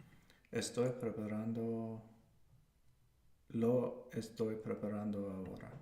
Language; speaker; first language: Spanish; non-native, learner; English